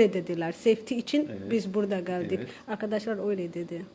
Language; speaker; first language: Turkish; non-native, learner; Somali